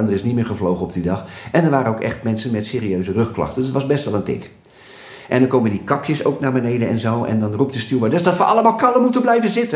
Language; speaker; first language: Dutch; native; Dutch